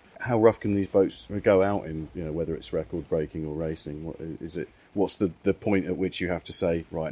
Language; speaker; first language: English; native; English